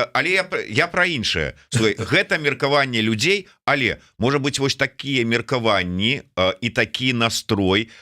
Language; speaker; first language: Belarusian; native; Belarusian